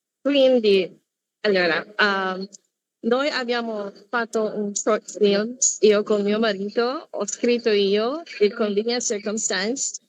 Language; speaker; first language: Italian; non-native, fluent; Filipino